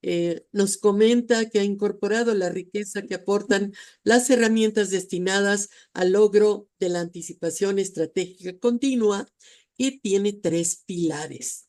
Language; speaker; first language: Spanish; native; Spanish